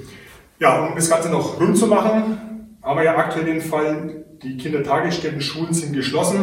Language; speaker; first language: German; native; German